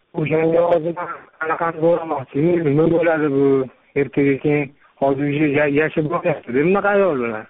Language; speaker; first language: Uzbek; native; Uzbek